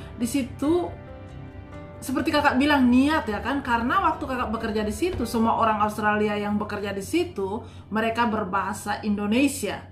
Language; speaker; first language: Indonesian; non-native, local second language; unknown